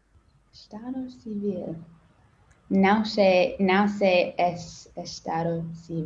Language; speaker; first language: Portuguese; non-native, learner; English